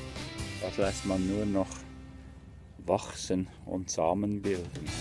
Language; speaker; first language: German; native; German